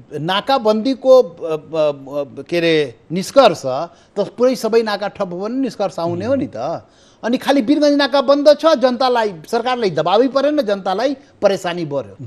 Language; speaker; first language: Nepali; non-native, local second language; Maithili